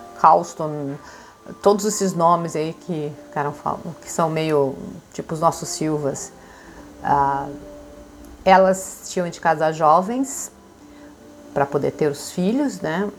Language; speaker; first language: Portuguese; native; Portuguese